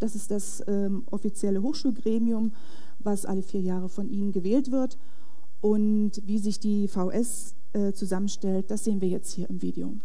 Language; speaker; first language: German; native; German